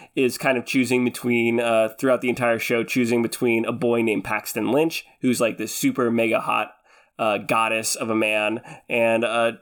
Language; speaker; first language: English; early bilingual, other home language; Filipino